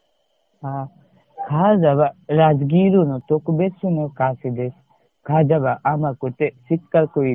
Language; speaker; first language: Japanese; non-native, learner; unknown